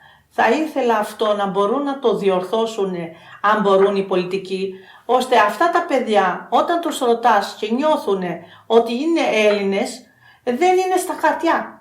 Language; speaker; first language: Greek; non-native, fluent; Albanian